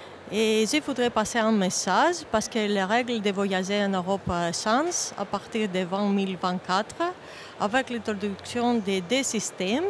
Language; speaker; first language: French; non-native, fluent; Greek